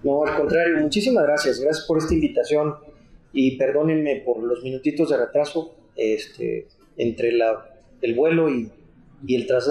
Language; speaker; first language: Spanish; native; Spanish